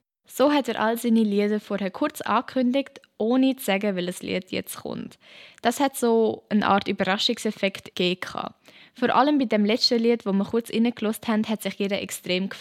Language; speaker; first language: German; native; German